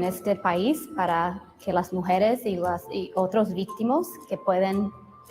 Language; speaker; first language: Spanish; early bilingual, other home language; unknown